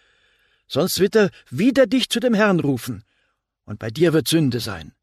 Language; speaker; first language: German; native; German